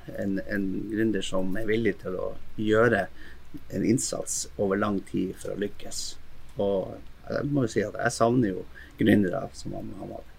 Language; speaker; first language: Norwegian; native; Norwegian